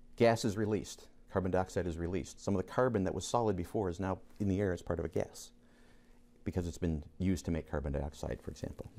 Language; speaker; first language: English; native; English